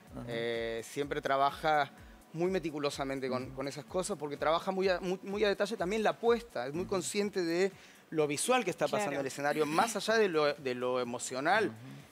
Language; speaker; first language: Spanish; native; Spanish